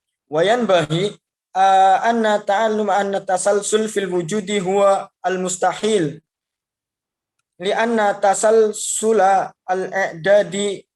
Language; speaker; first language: Arabic; non-native, learner; Indonesian